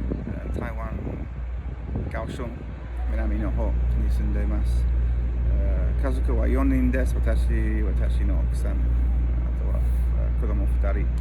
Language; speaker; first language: Japanese; non-native, fluent; English